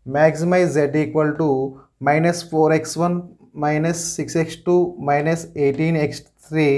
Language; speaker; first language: English; non-native, local second language; Telugu